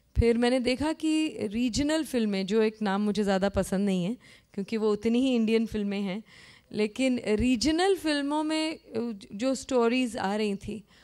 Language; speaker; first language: Hindi; native; Hindi